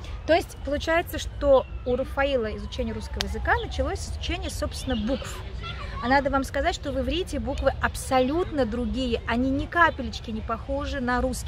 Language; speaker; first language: Russian; native; Russian